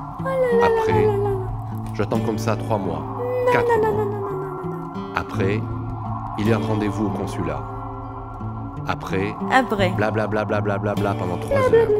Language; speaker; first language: French; non-native, learner; Arabic